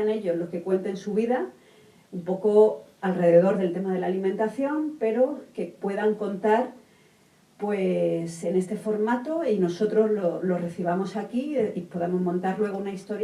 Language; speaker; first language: Spanish; native; Spanish